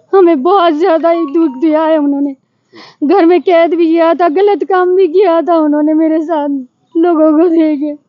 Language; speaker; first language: Hindi; native; Hindi